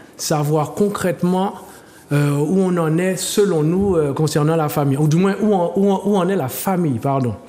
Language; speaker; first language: French; native; French